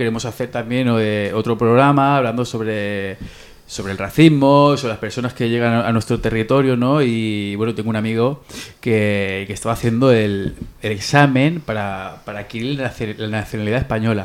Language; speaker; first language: Spanish; native; Spanish